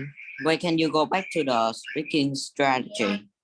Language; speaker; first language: English; non-native, learner; Vietnamese